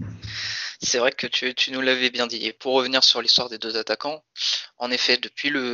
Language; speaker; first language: French; native; French